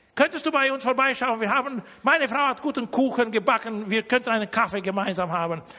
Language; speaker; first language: German; early bilingual, heritage; Romanian